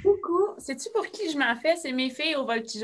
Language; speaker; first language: French; native; French